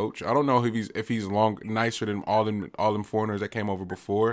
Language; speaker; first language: English; native; English